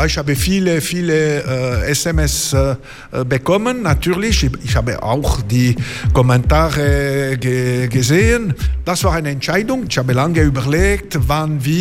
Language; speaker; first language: German; non-native, fluent; French